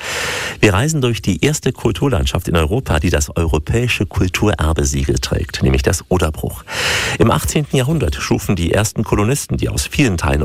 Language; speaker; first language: German; native; German